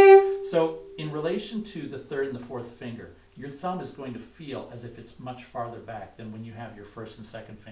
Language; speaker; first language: English; native; English